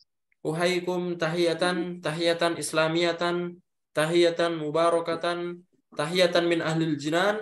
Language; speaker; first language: Arabic; non-native, fluent; Indonesian